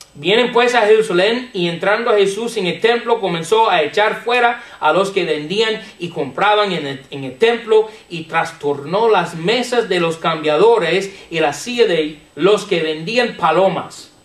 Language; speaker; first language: Spanish; non-native, fluent; English